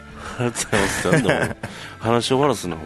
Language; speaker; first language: Japanese; native; Japanese